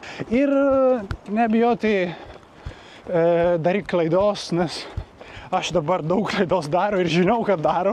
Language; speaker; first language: Lithuanian; non-native, learner; Italian